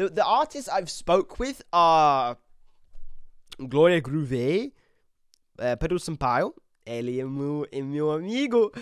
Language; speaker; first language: Portuguese; non-native, learner; English